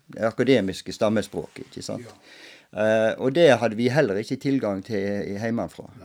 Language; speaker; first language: Norwegian; native; Norwegian